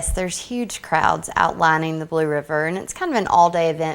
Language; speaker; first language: English; native; English